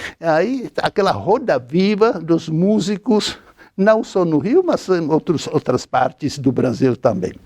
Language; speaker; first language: Portuguese; non-native, fluent; Czech